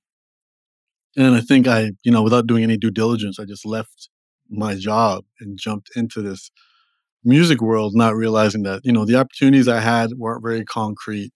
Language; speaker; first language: English; native; English